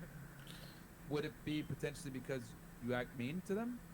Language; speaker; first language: English; native; English